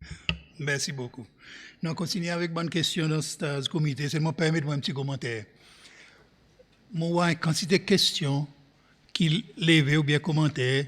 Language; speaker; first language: French; non-native, local second language; Seselwa Creole French